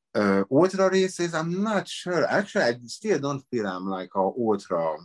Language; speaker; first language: English; non-native, learner; Hungarian